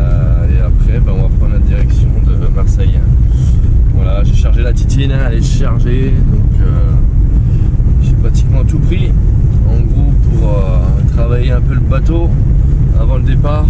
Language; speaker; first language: French; native; French